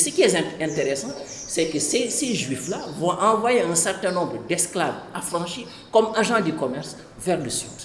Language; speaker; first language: French; non-native, local second language; Fula